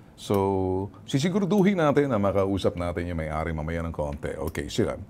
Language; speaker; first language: Filipino; native; Filipino